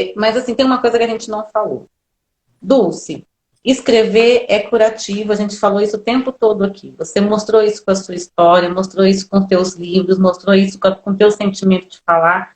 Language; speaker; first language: Portuguese; native; Portuguese